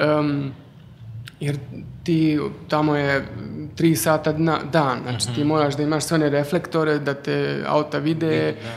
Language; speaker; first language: Serbian; early bilingual, heritage; Serbian